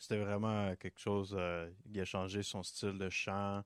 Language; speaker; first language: French; native; French